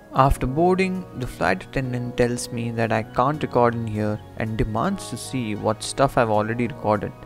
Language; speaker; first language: English; non-native, local second language; Hindi